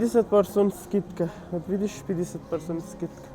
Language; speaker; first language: Russian; non-native, learner; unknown